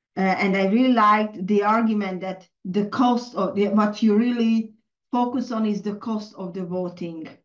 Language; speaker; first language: English; non-native, fluent; Hungarian